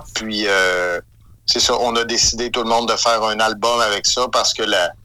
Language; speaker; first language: French; native; French